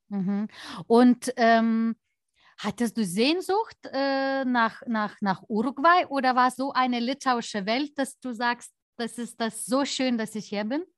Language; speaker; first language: German; non-native, fluent; Lithuanian